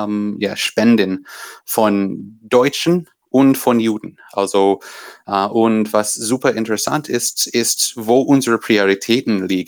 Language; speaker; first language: German; non-native, fluent; English